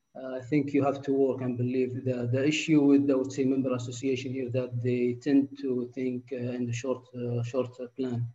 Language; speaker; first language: English; non-native, fluent; Arabic